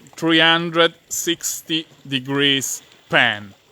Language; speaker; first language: English; non-native, fluent; Italian